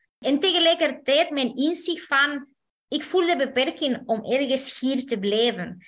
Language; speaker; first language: Dutch; non-native, fluent; Spanish